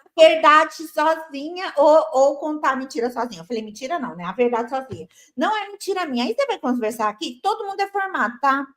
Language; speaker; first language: Portuguese; native; Portuguese